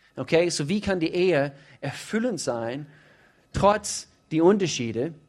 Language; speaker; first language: German; non-native, fluent; English